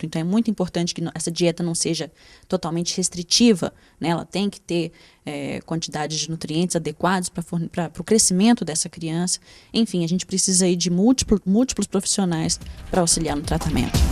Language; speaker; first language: Portuguese; native; Portuguese